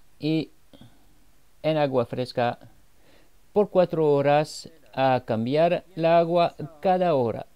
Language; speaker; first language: Spanish; non-native, fluent; French